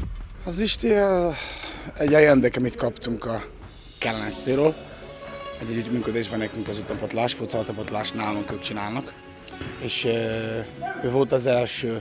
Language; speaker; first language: Hungarian; non-native, fluent; Portuguese